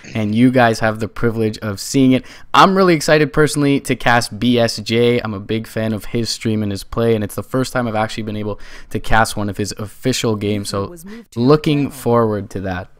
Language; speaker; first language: English; native; English